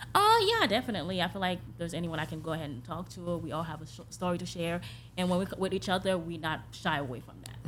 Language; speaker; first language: English; early bilingual, other home language; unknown